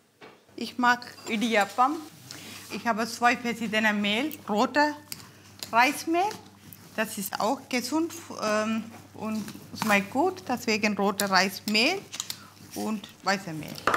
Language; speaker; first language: German; non-native, learner; Tamil